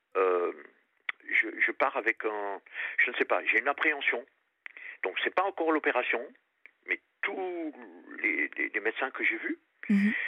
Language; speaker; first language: French; native; French